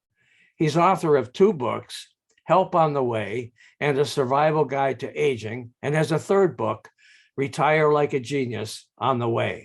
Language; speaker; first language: English; native; English